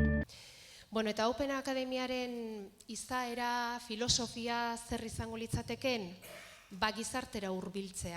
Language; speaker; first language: Basque; native; Basque